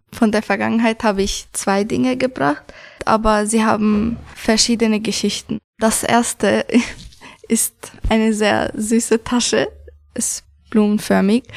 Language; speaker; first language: German; early bilingual, other home language; Arabic